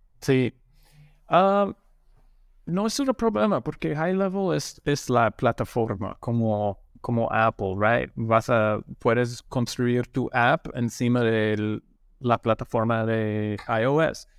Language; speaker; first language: Spanish; non-native, learner; English